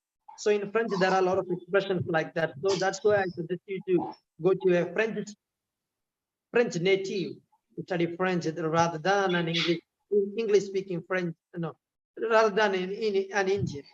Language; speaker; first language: English; non-native, local second language; Malayalam